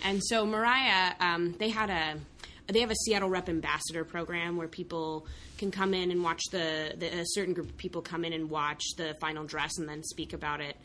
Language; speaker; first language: English; native; English